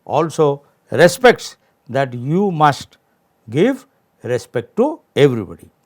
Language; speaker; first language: English; non-native, local second language; Odia